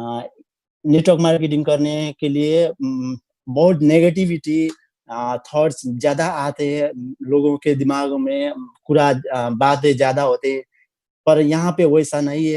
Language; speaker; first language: Hindi; non-native, learner; Nepali